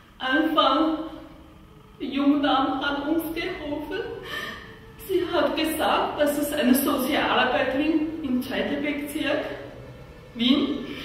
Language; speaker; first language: German; non-native, learner; Chinese